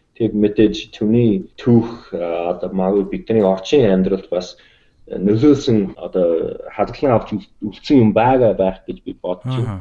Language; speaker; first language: Mongolian; native; Mongolian